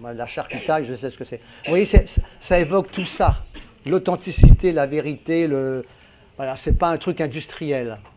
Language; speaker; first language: French; native; French